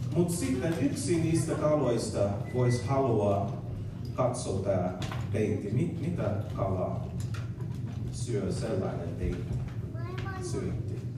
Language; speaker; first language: Finnish; non-native, learner; English